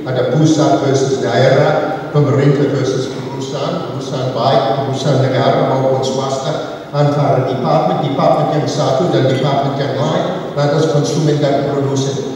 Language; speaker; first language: Malay; non-native, fluent; English